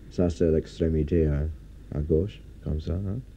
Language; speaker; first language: French; non-native, fluent; English